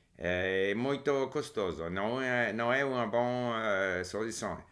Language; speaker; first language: Portuguese; non-native, learner; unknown